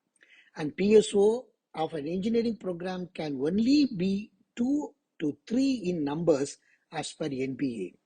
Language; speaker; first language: English; non-native, local second language; Tamil